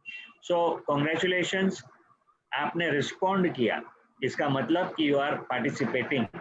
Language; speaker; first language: Hindi; native; Hindi